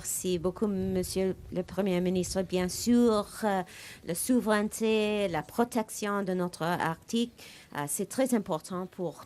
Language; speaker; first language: French; non-native, fluent; English